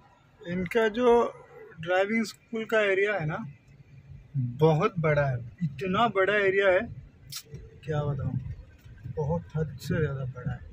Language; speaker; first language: Hindi; native; Hindi